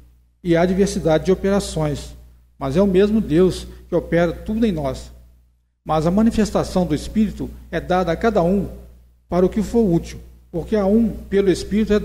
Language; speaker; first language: Portuguese; native; Portuguese